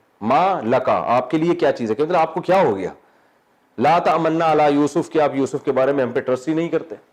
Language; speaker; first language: Urdu; native; Urdu